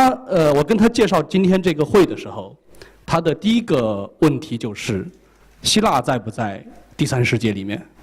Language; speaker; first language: Chinese; native; Chinese